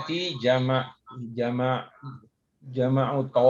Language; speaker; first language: Arabic; non-native, learner; Malay